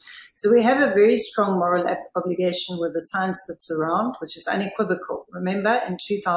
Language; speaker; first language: English; native; English